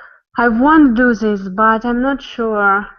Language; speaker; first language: English; non-native, learner; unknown